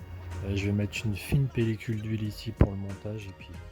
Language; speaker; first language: French; native; French